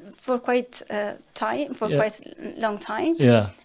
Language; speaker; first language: English; non-native, fluent; Italian